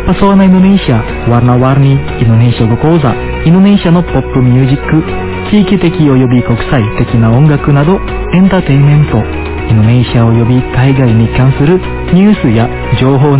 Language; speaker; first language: Japanese; non-native, fluent; Indonesian